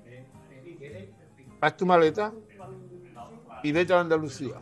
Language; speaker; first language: Spanish; non-native, fluent; Haitian Creole